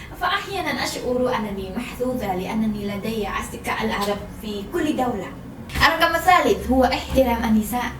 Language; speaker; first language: Arabic; non-native, fluent; Vietnamese